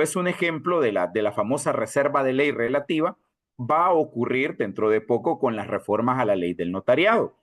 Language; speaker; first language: Spanish; native; Spanish